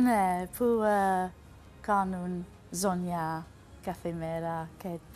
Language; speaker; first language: Greek; non-native, learner; English